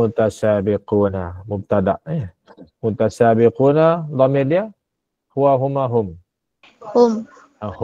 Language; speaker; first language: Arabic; non-native, fluent; Malay